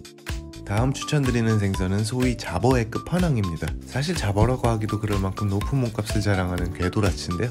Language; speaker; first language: Korean; native; Korean